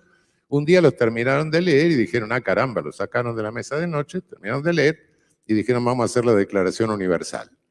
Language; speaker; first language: Spanish; native; Spanish